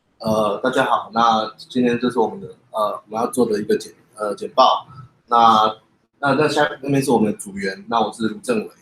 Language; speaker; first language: Chinese; native; Chinese